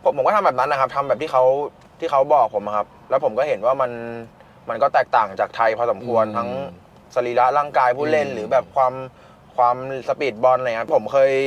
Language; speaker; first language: Thai; native; Thai